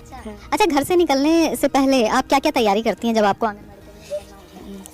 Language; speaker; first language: Hindi; native; Hindi